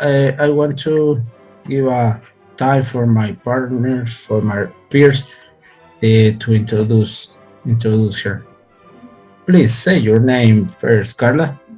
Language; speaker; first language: English; non-native, learner; Spanish